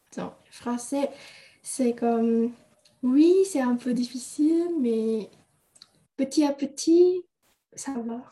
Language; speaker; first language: French; non-native, learner; Indonesian